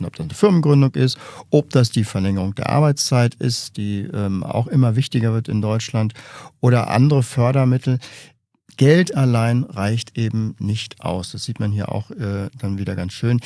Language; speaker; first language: German; native; German